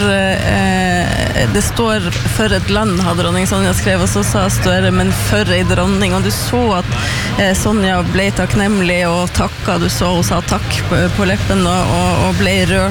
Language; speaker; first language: Norwegian; native; Norwegian